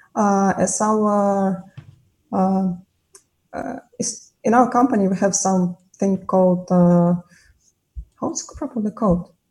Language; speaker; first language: English; non-native, fluent; Russian